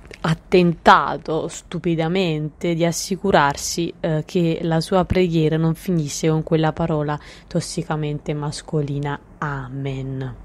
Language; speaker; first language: Italian; native; Italian